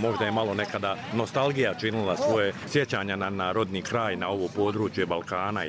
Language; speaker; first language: Serbian; native; Serbian